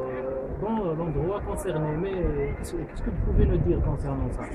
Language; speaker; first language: French; non-native, local second language; Arabic